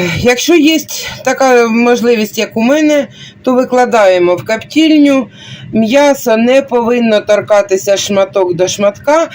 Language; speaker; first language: Ukrainian; non-native, local second language; Russian